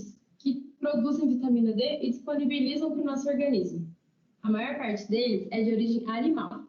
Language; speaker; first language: Portuguese; native; Portuguese